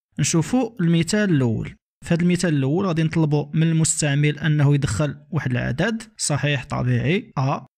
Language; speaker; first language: Arabic; native; Arabic